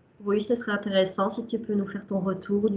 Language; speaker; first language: French; native; French